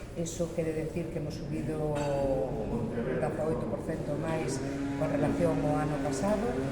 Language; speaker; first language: Galician; non-native, local second language; Spanish